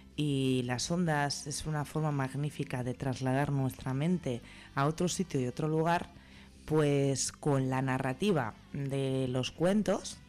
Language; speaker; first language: Spanish; native; Spanish